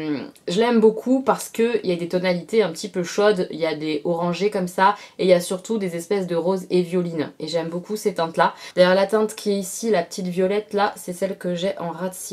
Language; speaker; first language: French; native; French